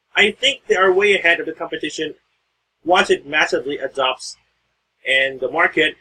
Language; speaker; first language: English; non-native, local second language; Filipino